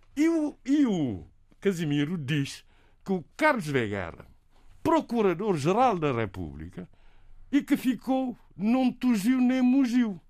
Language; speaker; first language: Portuguese; non-native, local second language; Kabuverdianu